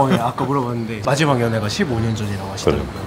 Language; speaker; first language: Korean; native; Korean